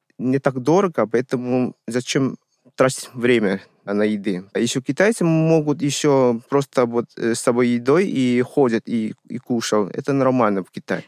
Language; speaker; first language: Russian; non-native, fluent; Chinese